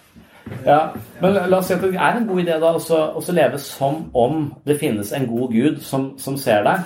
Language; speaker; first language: Norwegian; native; Norwegian